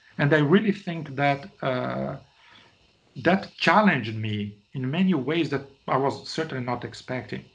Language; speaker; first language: English; non-native, fluent; Portuguese